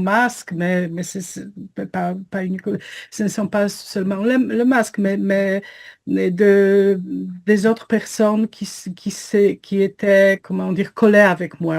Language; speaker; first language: French; non-native, fluent; Polish